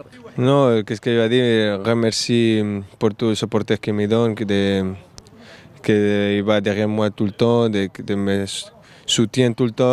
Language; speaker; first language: French; non-native, local second language; Arabic